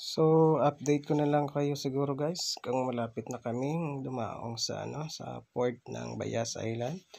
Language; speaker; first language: Filipino; non-native, local second language; Hiligaynon